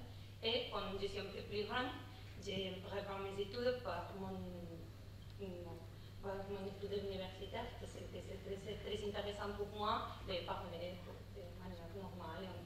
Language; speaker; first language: French; non-native, learner; Catalan